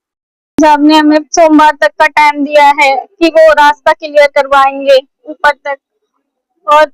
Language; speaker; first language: Hindi; native; Hindi